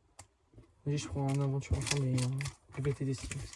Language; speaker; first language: French; native; French